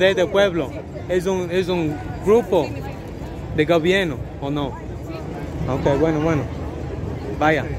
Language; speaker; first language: Spanish; non-native, learner; English